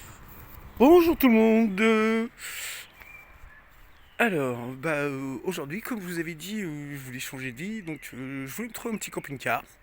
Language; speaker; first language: French; native; French